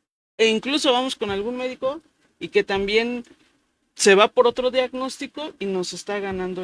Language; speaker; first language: Spanish; native; Spanish